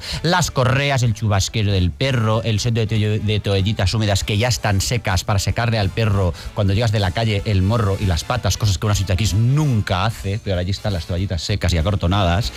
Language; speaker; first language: Spanish; native; Spanish